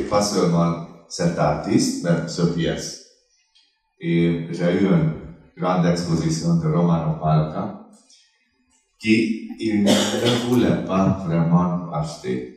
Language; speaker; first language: French; non-native, fluent; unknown